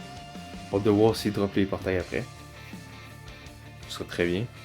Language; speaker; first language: French; native; French